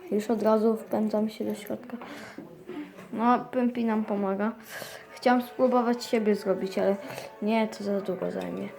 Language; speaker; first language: Polish; early bilingual, heritage; Polish